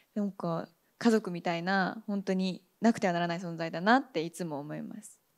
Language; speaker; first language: Japanese; native; Japanese